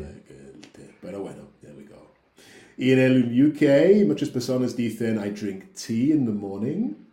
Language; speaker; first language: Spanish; non-native, fluent; English